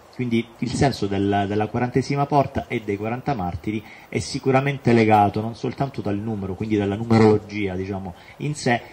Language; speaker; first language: Italian; native; Italian